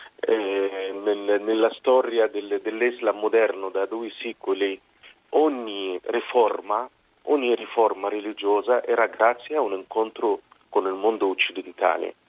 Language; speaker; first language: Italian; non-native, fluent; Arabic